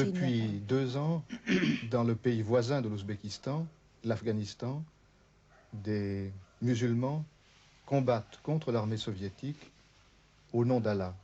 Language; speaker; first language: French; native; French